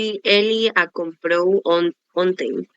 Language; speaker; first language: Portuguese; non-native, learner; Spanish